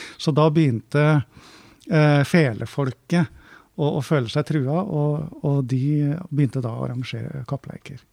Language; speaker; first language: Norwegian; native; Norwegian